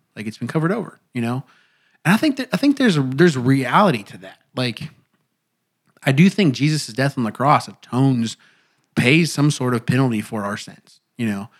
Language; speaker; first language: English; native; English